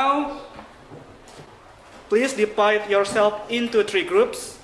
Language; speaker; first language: English; non-native, fluent; Indonesian